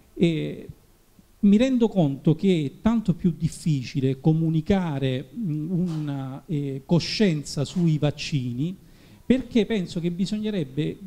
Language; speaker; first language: Italian; native; Italian